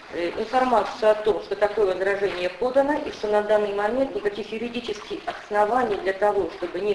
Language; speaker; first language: Russian; native; Russian